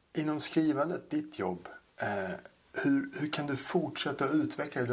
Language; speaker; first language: Swedish; native; Swedish